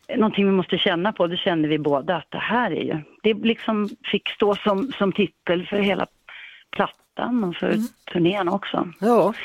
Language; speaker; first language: Swedish; native; Swedish